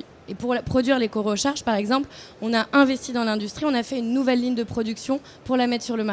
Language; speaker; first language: French; native; French